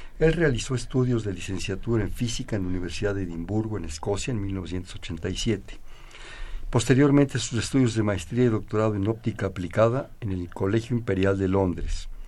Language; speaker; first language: Spanish; native; Spanish